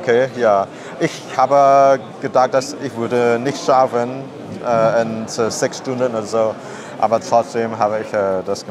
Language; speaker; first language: German; non-native, learner; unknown